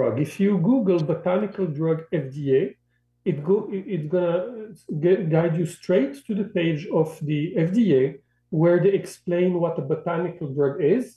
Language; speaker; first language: English; non-native, fluent; Arabic